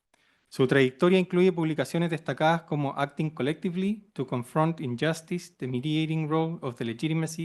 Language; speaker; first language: Spanish; native; Spanish